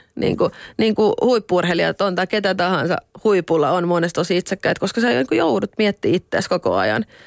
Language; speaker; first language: Finnish; non-native, local second language; Swedish